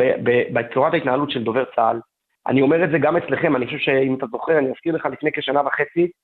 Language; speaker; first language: Hebrew; native; Hebrew